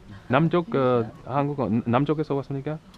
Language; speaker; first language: Korean; non-native, learner; English